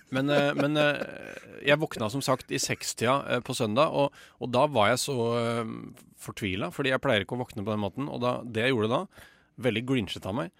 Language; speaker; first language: Norwegian; native; Norwegian